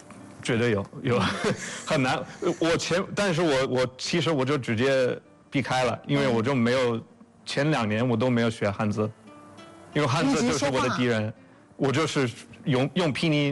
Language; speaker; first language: Chinese; non-native, fluent; English